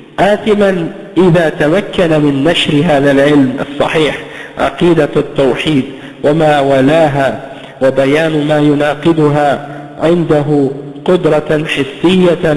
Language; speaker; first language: Arabic; non-native, fluent; French